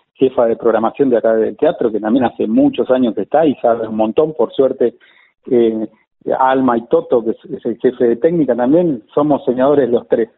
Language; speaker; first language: Spanish; native; Spanish